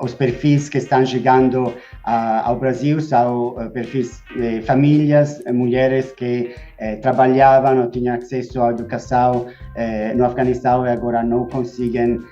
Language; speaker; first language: Portuguese; non-native, fluent; Spanish